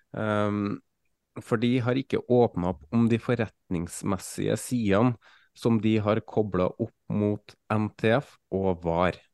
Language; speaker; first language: Norwegian; native; Norwegian